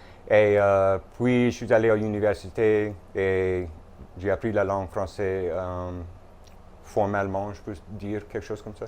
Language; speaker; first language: French; non-native, local second language; English